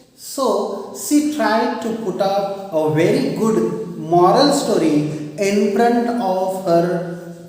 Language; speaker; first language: English; non-native, local second language; Marathi